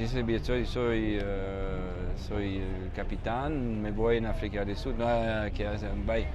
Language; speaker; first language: Spanish; non-native, fluent; German